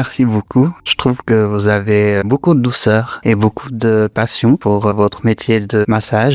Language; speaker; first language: French; native; French